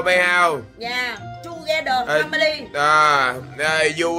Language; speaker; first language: English; non-native, learner; Vietnamese